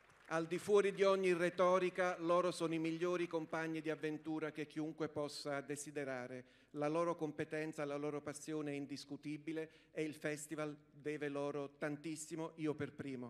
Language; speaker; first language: Italian; native; Italian